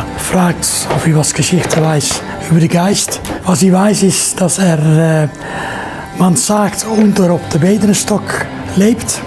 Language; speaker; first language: German; non-native, learner; Dutch